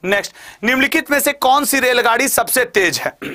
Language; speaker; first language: Hindi; native; Hindi